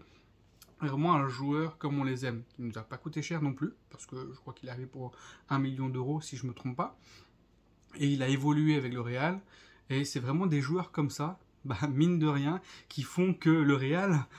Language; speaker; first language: French; native; French